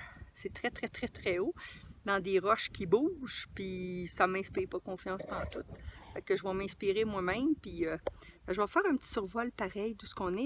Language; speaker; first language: French; native; French